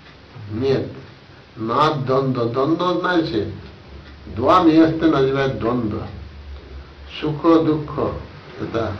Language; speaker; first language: Russian; non-native, learner; Bangla